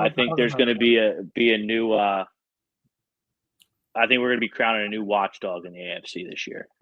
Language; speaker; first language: English; native; English